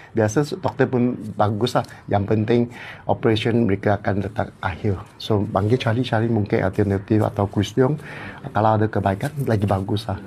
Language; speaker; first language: Malay; non-native, local second language; Cantonese